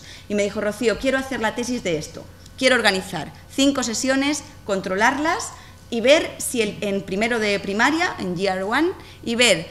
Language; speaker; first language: Spanish; native; Spanish